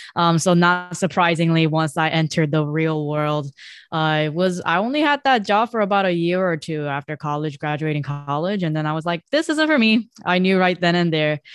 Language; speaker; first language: English; early bilingual, other home language; Korean